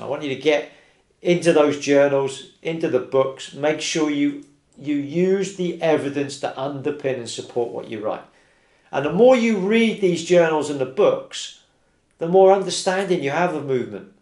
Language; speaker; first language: English; native; English